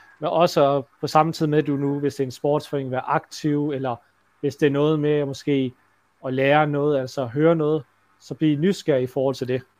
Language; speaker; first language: Danish; native; Danish